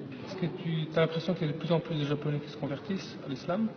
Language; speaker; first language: French; native; French